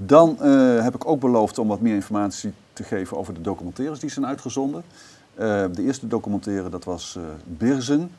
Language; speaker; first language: Dutch; native; Dutch